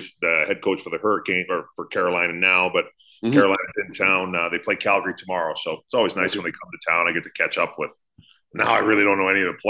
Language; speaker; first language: English; native; English